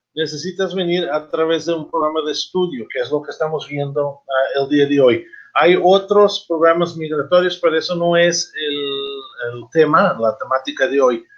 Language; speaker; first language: Spanish; non-native, fluent; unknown